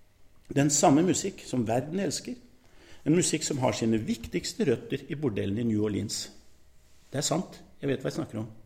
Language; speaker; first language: Norwegian; native; Norwegian